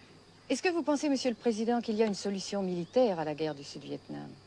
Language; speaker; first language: French; native; French